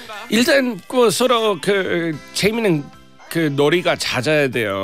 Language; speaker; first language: Korean; non-native, fluent; English